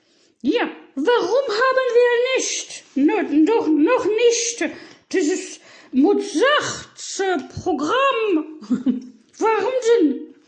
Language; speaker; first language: German; non-native, learner; French